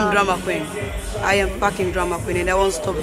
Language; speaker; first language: English; non-native, learner; Swahili